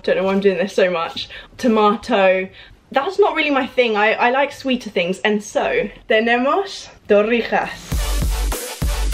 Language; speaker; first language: English; early bilingual, other home language; Spanish